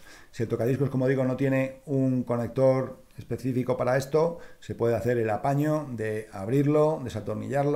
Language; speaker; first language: Spanish; native; Spanish